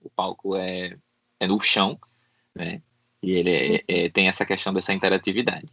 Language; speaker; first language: Portuguese; native; Portuguese